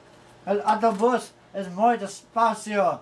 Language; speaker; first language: Spanish; non-native, learner; English